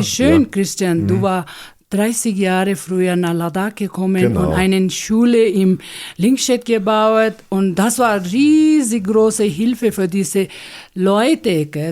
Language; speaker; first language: German; non-native, learner; Ladakhi